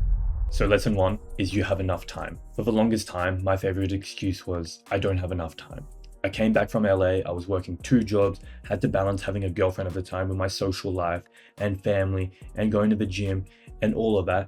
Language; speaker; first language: English; native; English